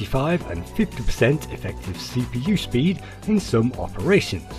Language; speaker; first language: English; native; English